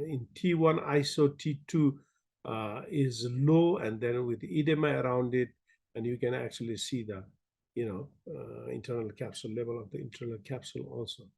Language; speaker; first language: English; non-native, local second language; Nepali